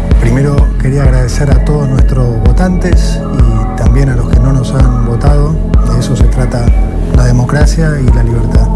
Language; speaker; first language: Spanish; native; Spanish